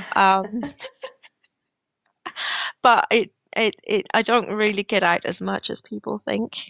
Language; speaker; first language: English; non-native, fluent; Danish